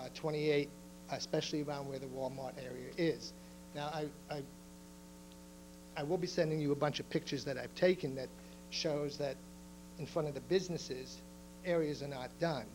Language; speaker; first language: English; native; English